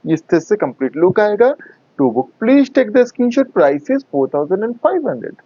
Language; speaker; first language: Hindi; non-native, local second language; Bangla